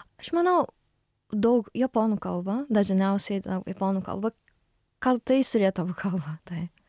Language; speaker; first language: Lithuanian; non-native, learner; Japanese